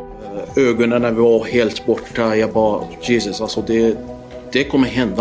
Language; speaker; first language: Swedish; non-native, fluent; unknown